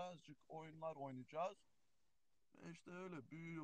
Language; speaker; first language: Turkish; early bilingual, heritage; Turkish